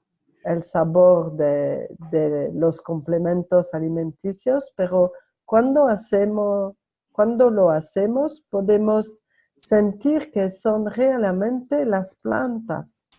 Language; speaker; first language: Spanish; non-native, learner; French